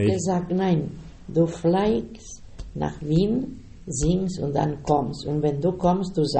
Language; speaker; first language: German; non-native, learner; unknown